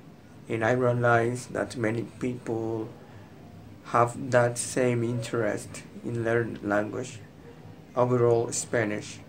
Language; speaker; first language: English; non-native, learner; Spanish